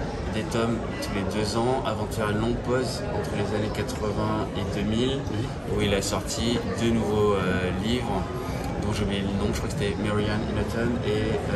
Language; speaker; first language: French; native; French